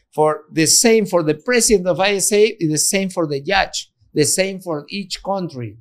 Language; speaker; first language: English; non-native, learner; Spanish